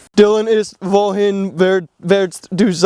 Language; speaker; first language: German; non-native, learner; English